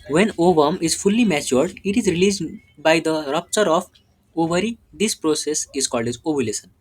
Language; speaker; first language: English; non-native, local second language; Nepali